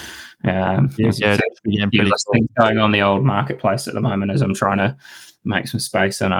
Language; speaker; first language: English; native; English